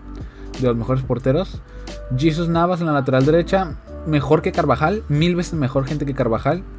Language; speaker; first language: Spanish; native; Spanish